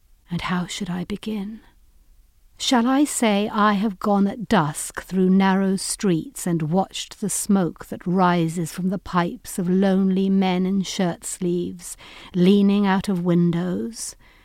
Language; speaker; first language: English; native; English